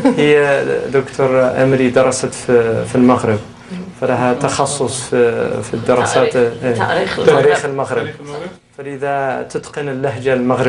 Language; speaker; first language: Arabic; non-native, fluent; English